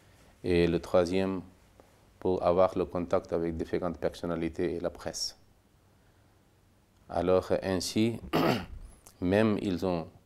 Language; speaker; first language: French; non-native, fluent; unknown